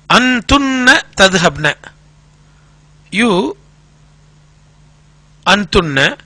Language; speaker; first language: Arabic; non-native, fluent; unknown